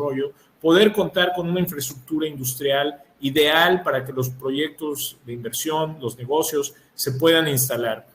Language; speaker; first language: Spanish; native; Spanish